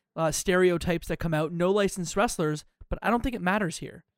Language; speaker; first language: English; native; English